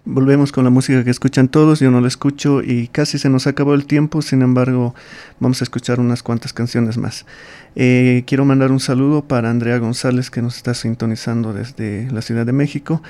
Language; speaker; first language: Spanish; native; Spanish